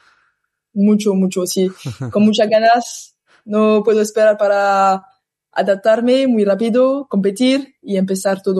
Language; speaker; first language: Spanish; non-native, learner; French